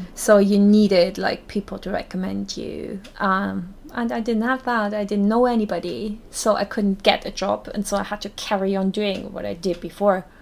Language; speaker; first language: English; non-native, fluent; German